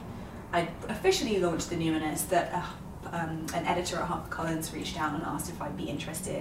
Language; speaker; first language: English; native; English